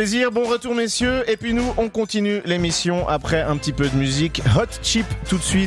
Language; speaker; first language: French; native; French